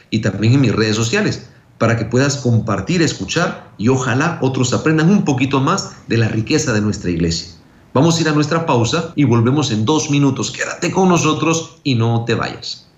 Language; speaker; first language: Spanish; native; Spanish